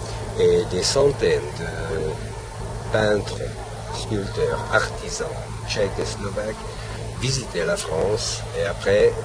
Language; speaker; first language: French; non-native, fluent; Slovak